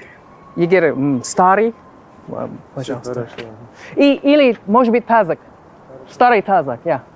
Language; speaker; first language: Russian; non-native, learner; English